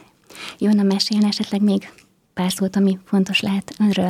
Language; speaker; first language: Hungarian; native; Hungarian